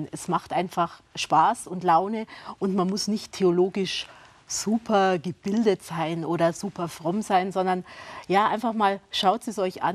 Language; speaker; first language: German; native; German